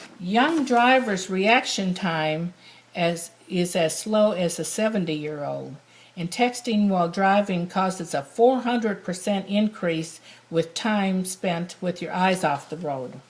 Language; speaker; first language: English; native; English